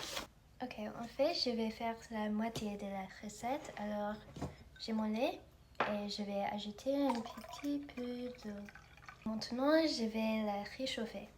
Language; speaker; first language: French; non-native, fluent; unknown